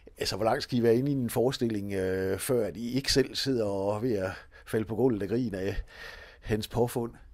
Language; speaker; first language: Danish; native; Danish